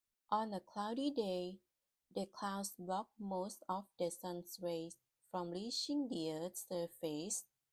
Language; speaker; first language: English; non-native, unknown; Thai